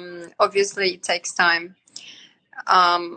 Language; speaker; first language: English; non-native, fluent; Yakut